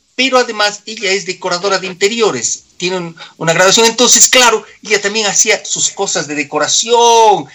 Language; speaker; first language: Spanish; native; Spanish